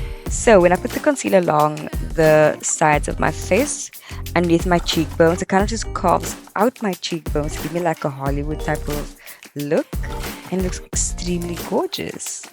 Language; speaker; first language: English; native; English